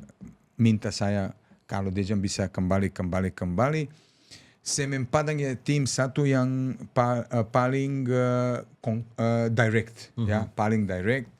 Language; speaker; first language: Indonesian; non-native, fluent; Serbian